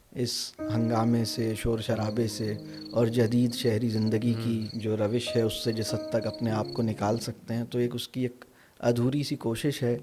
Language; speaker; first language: Urdu; native; Urdu